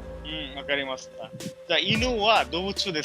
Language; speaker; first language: Japanese; non-native, fluent; Bangla